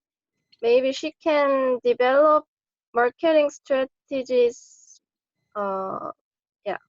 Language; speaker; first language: English; non-native, learner; Korean